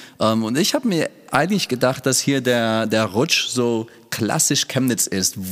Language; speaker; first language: German; non-native, fluent; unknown